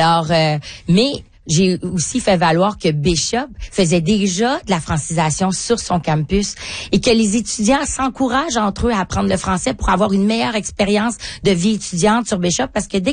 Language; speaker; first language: French; native; French